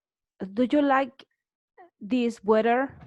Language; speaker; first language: English; non-native, learner; Spanish